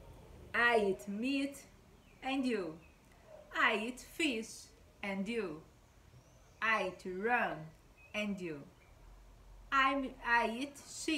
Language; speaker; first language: English; non-native, fluent; Portuguese